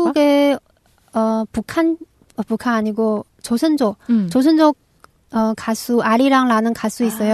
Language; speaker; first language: Korean; non-native, learner; Chinese